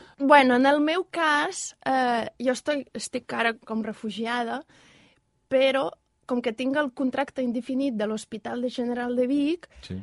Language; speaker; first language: Catalan; non-native, fluent; Ukrainian